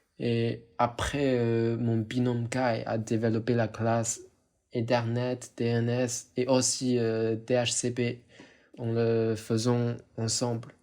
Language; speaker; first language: French; non-native, fluent; Chinese